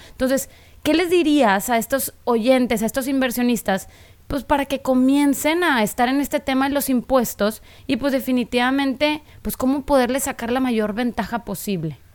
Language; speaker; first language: Spanish; native; Spanish